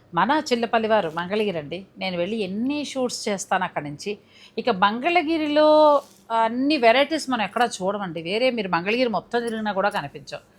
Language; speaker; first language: Telugu; native; Telugu